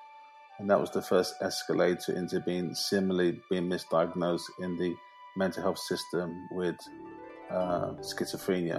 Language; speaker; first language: English; native; English